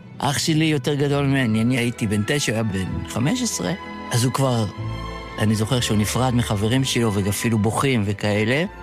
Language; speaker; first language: Hebrew; early bilingual, other home language; Yiddish